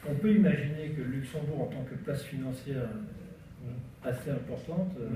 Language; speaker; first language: French; native; French